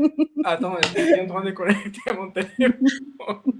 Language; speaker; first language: French; non-native, fluent; Spanish